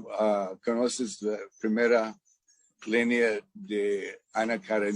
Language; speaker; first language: Spanish; non-native, fluent; English